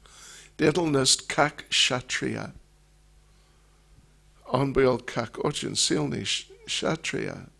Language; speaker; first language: Russian; non-native, learner; English